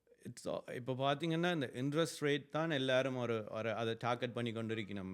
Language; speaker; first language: Tamil; early bilingual, other home language; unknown